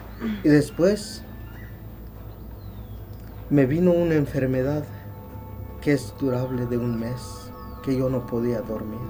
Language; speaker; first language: Spanish; non-native, local second language; Tzotzil